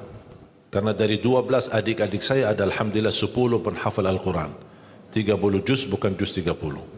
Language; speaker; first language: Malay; non-native, fluent; Arabic